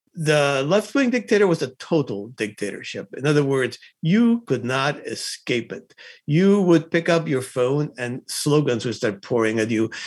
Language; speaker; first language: English; early bilingual, other home language; Spanish